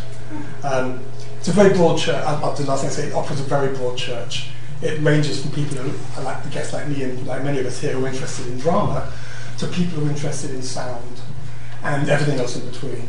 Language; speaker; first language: English; native; English